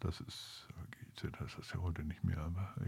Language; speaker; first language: German; native; German